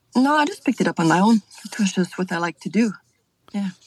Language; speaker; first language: English; non-native, fluent; French